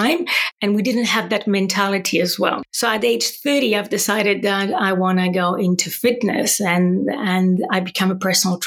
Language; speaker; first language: English; non-native, fluent; Polish